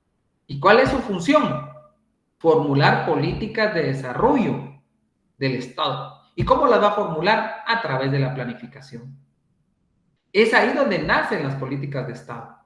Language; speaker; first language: Spanish; native; Spanish